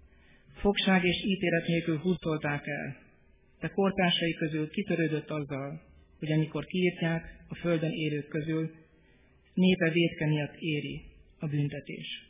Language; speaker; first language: Hungarian; native; Hungarian